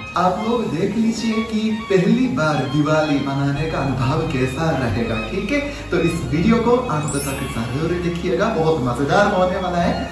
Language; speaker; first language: Hindi; non-native, fluent; Japanese